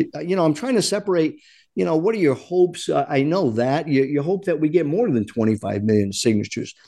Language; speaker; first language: English; native; English